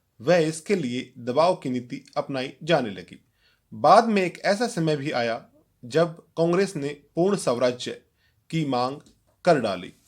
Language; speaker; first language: Hindi; native; Hindi